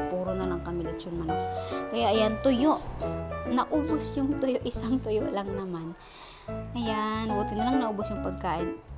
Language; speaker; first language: Filipino; non-native, local second language; Cebuano